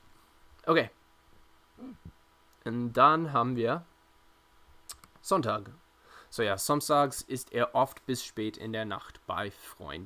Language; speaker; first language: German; non-native, fluent; English